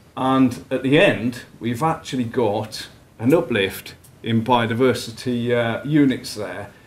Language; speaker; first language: English; native; English